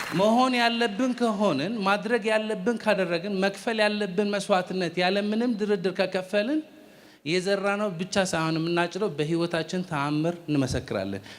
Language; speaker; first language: Amharic; non-native, fluent; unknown